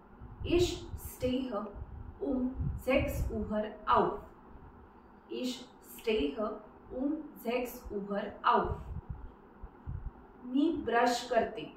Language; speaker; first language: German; non-native, fluent; Marathi